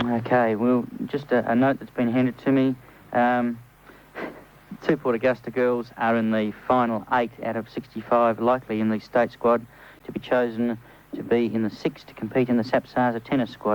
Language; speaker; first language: English; native; English